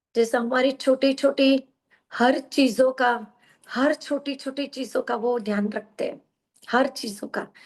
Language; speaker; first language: Hindi; non-native, local second language; Gujarati